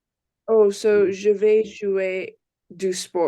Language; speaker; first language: French; non-native, learner; English